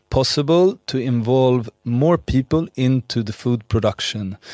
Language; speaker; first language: English; non-native, fluent; Swedish